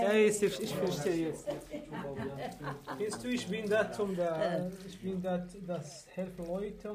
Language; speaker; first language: German; non-native, learner; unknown